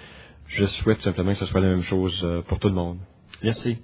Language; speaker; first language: French; native; French